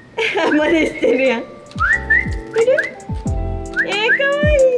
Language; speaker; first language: French; non-native, learner; Japanese